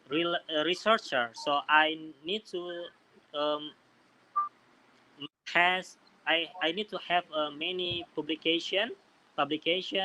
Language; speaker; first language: English; non-native, learner; Indonesian